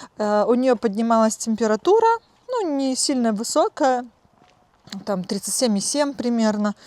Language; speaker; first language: Russian; native; Russian